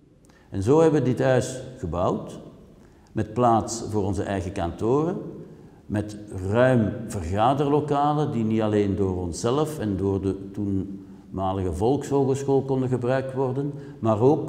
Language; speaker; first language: Dutch; native; Dutch